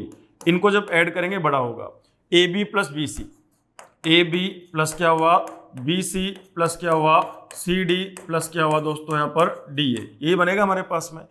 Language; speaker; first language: Hindi; native; Hindi